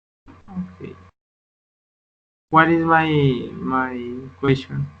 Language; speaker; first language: English; non-native, learner; Spanish